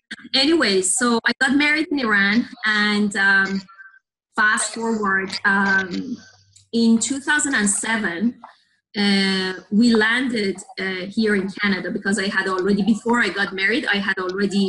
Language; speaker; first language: English; non-native, fluent; Persian